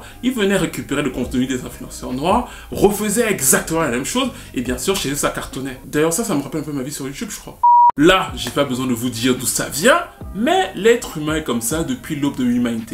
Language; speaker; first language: French; native; French